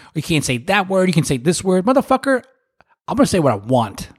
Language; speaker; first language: English; early bilingual, other home language; Gujarati